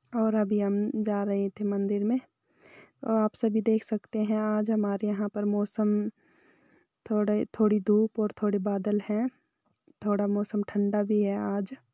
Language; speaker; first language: Hindi; native; Hindi